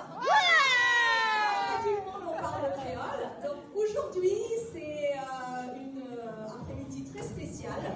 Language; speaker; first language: French; non-native, local second language; Morisyen